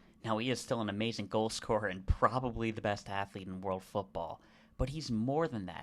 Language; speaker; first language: English; native; English